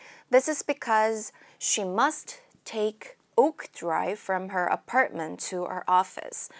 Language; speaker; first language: English; non-native, fluent; Korean